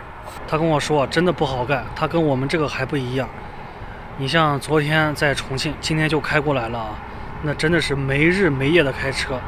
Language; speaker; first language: Chinese; native; Chinese